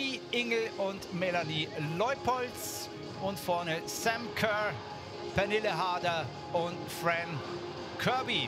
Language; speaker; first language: German; native; German